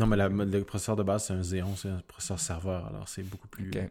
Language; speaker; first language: French; native; French